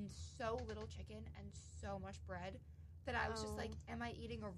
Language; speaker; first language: English; native; English